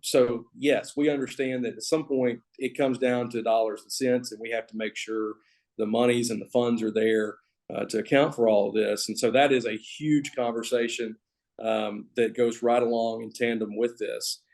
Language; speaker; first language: English; native; English